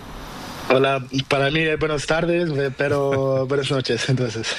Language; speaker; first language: Spanish; non-native, learner; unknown